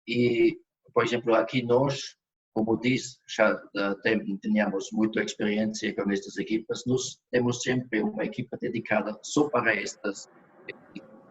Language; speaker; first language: Portuguese; non-native, fluent; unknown